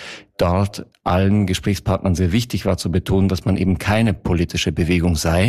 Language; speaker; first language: German; native; German